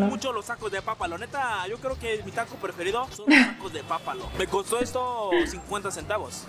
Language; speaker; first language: Spanish; native; Spanish